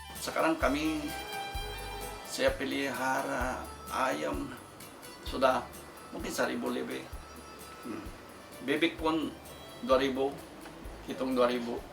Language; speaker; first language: Indonesian; non-native, local second language; Tetum